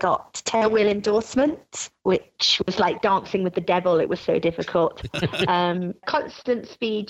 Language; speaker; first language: English; native; English